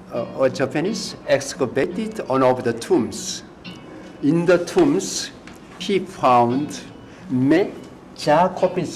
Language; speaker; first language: English; non-native, learner; Korean